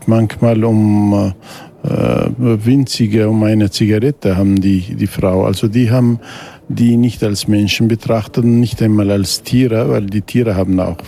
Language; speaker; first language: German; non-native, fluent; Kurdish